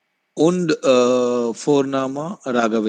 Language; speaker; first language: German; non-native, learner; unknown